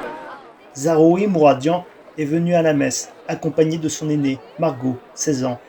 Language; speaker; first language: French; native; French